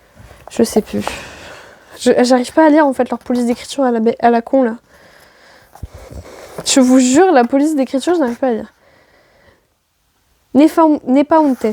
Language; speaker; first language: French; native; French